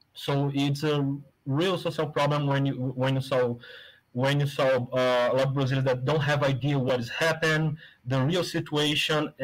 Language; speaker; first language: English; non-native, fluent; Portuguese